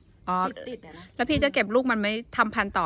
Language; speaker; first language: Thai; native; Thai